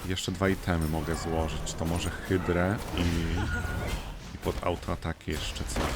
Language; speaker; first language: Polish; native; Polish